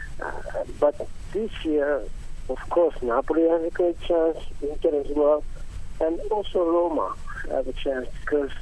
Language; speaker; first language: English; non-native, learner; Italian